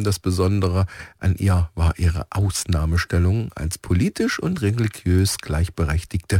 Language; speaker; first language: German; native; German